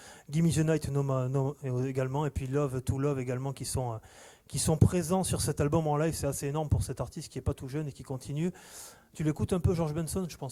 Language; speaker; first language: French; native; French